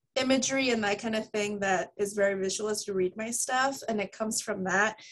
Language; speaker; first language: English; early bilingual, other home language; Spanish